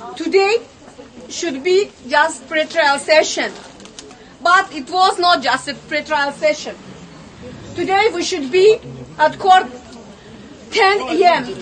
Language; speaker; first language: English; non-native, learner; Russian